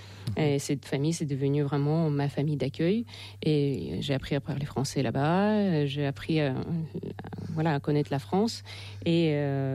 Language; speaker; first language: French; non-native, fluent; Russian